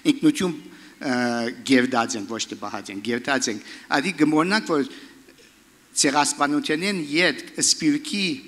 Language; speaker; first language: Armenian; early bilingual, heritage; Armenian